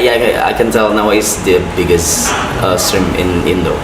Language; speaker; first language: English; non-native, fluent; Indonesian